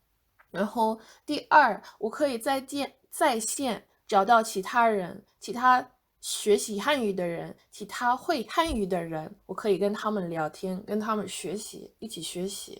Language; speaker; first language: Chinese; non-native, fluent; English